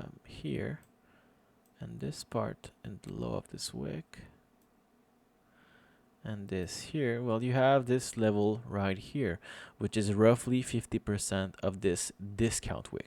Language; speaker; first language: English; non-native, fluent; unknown